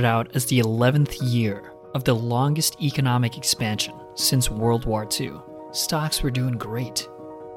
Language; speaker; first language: English; non-native, local second language; Filipino